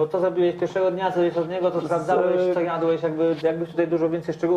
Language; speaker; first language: Polish; native; Polish